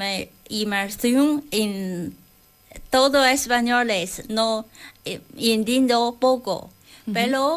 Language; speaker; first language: Spanish; non-native, learner; Chinese